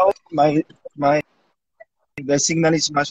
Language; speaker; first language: English; non-native, learner; Spanish